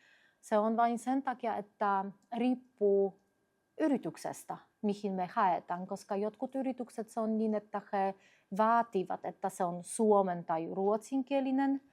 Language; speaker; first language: Finnish; non-native, fluent; Polish